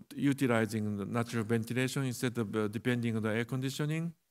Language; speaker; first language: English; non-native, learner; Japanese